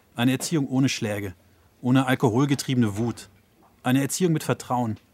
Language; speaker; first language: German; native; German